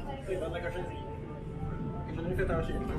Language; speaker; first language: French; native; French